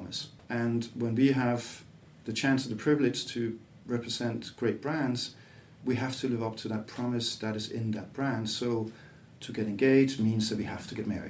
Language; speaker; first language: English; non-native, fluent; Danish